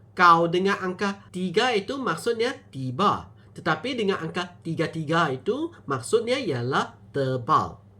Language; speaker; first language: Malay; non-native, local second language; Min Nan Chinese